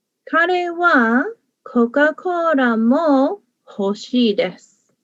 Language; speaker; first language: Japanese; non-native, fluent; English